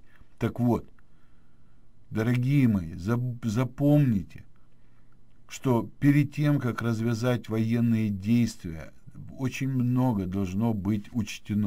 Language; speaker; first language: Russian; native; Russian